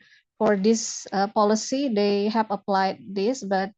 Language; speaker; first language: English; non-native, local second language; Indonesian